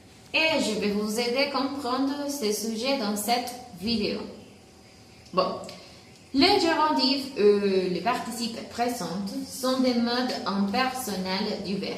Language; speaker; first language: French; non-native, learner; Spanish